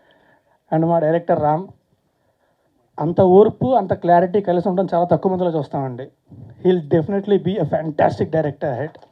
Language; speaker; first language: Telugu; native; Telugu